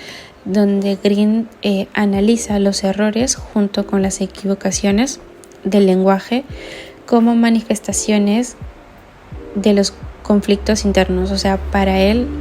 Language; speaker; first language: Spanish; native; Spanish